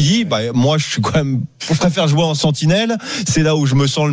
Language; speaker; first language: French; native; French